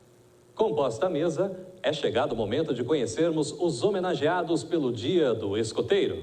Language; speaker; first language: Portuguese; native; Portuguese